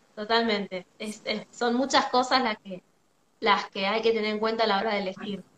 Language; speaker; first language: Spanish; native; Spanish